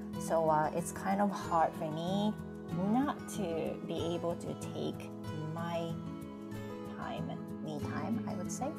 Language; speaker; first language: English; non-native, fluent; Japanese